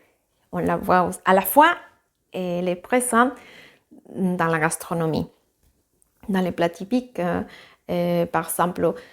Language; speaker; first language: French; non-native, fluent; Spanish